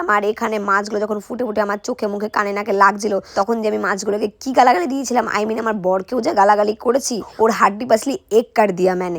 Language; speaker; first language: Bangla; native; Bangla